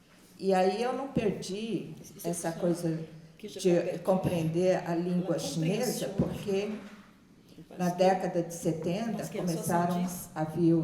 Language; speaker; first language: Portuguese; early bilingual, other home language; Chinese